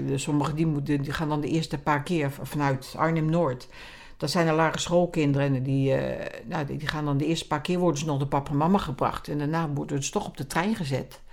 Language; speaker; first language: Dutch; native; Dutch